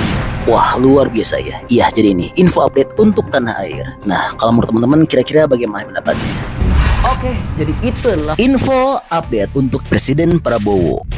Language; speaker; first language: Indonesian; native; Indonesian